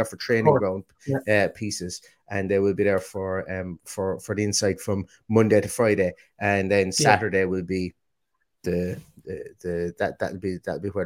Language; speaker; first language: English; native; English